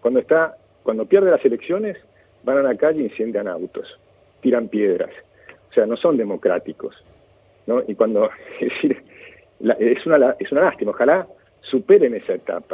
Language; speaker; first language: Spanish; native; Spanish